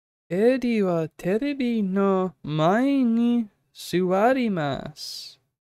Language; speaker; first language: Japanese; non-native, learner; English